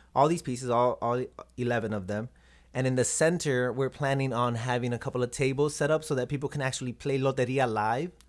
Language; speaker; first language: English; native; English